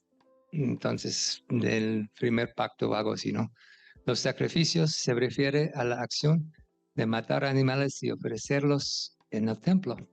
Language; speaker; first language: Spanish; non-native, fluent; English